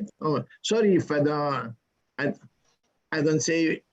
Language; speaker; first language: English; non-native, learner; Italian